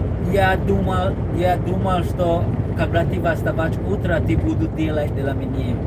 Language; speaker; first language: Russian; non-native, learner; English